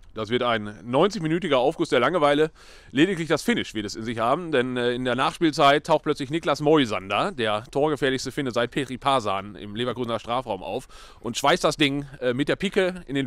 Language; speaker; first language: German; native; German